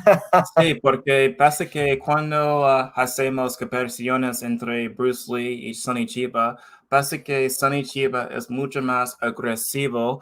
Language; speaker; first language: Spanish; non-native, fluent; English